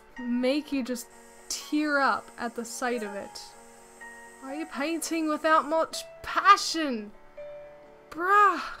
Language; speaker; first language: English; native; English